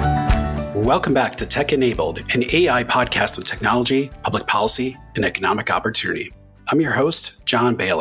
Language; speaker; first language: English; native; English